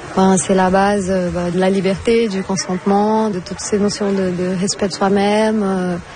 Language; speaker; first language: French; non-native, fluent; Portuguese